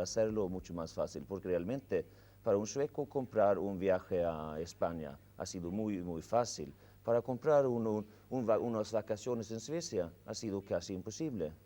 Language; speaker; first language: Spanish; non-native, fluent; Swedish